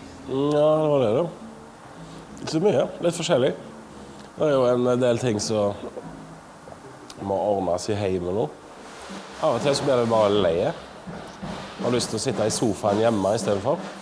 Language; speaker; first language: Norwegian; native; Norwegian